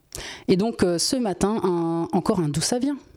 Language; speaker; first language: French; native; French